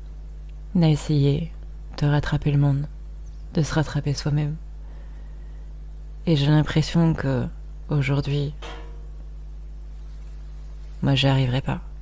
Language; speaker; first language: French; native; French